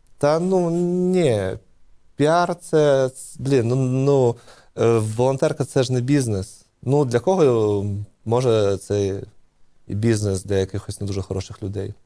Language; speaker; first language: Ukrainian; non-native, local second language; Russian